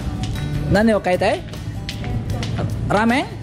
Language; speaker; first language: Japanese; non-native, fluent; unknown